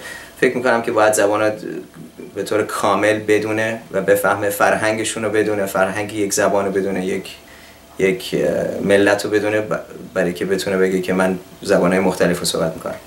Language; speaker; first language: Persian; early bilingual, heritage; Persian